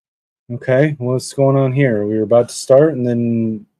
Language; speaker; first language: English; native; English